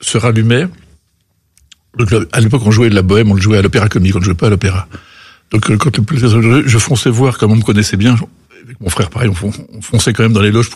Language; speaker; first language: French; native; French